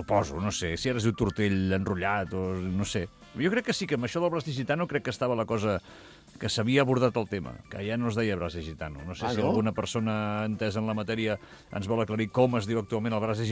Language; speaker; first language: Catalan; native; Catalan